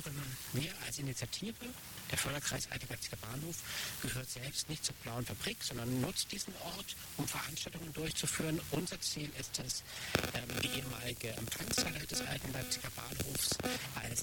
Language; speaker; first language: German; native; German